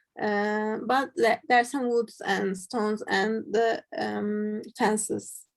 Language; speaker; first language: English; non-native, fluent; Turkish